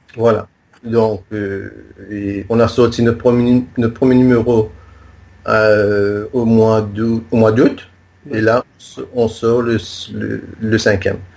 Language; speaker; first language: French; non-native, local second language; Morisyen